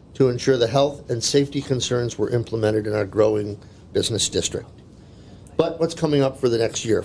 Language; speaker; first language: English; native; English